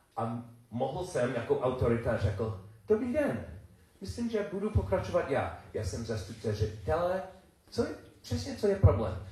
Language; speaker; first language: Czech; non-native, learner; English